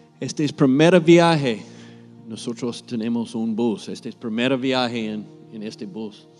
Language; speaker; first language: Spanish; non-native, learner; English